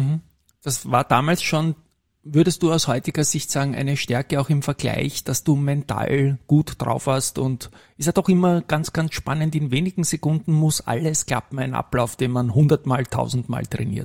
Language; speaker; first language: German; native; German